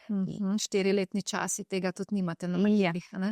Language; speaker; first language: Slovenian; native; Slovenian